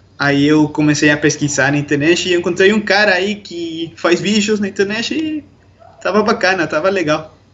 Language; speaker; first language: Portuguese; non-native, fluent; Spanish